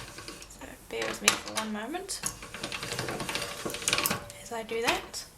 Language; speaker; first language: English; native; English